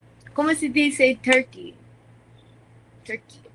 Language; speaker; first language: Spanish; non-native, learner; English